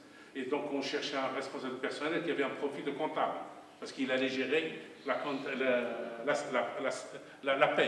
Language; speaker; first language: French; non-native, local second language; Arabic